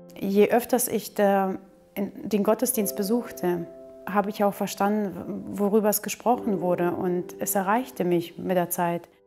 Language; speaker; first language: German; early bilingual, other home language; Russian